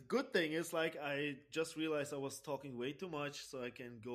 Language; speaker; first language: English; non-native, fluent; German